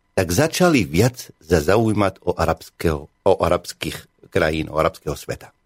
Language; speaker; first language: Slovak; non-native, fluent; Arabic